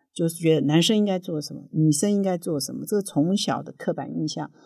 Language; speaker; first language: Chinese; native; Chinese